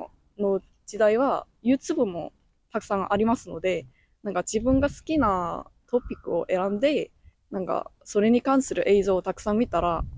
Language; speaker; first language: Japanese; non-native, fluent; Korean